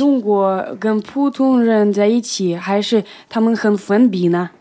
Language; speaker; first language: Chinese; non-native, learner; Russian